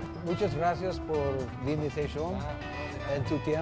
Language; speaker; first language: Spanish; non-native, learner; English